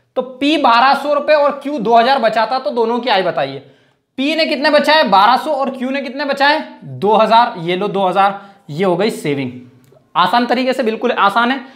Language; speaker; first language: Hindi; native; Hindi